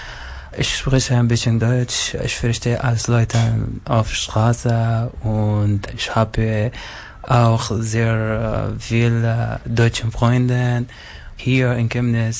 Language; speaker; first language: German; non-native, learner; Arabic